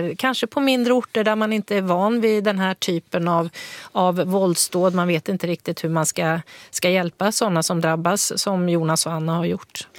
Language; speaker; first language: Swedish; native; Swedish